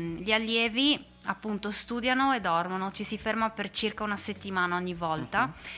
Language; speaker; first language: Italian; native; Italian